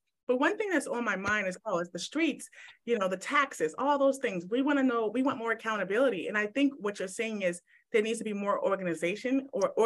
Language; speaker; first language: English; native; English